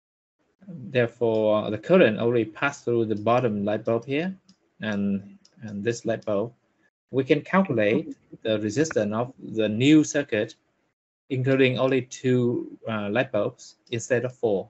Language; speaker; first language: English; non-native, fluent; Vietnamese